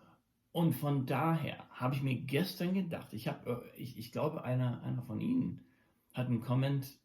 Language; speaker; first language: German; non-native, local second language; English